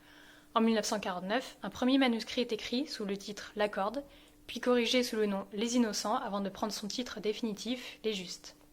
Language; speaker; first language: French; native; French